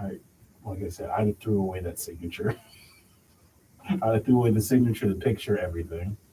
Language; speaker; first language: English; native; English